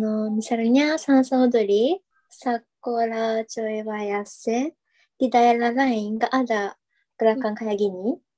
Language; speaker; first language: Indonesian; non-native, fluent; Japanese